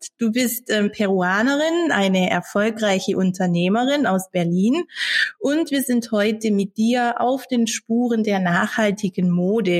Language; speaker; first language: German; native; German